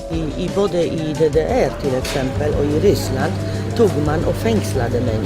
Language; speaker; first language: Swedish; non-native, fluent; Polish